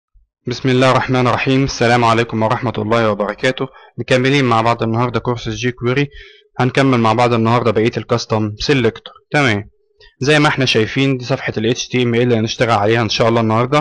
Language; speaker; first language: Arabic; native; Arabic